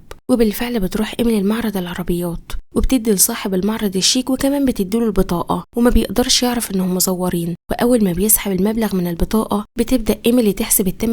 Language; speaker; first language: Arabic; native; Arabic